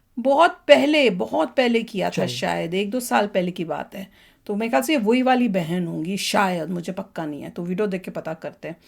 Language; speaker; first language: Hindi; native; Hindi